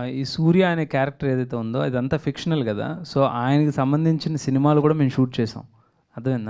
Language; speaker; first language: Telugu; native; Telugu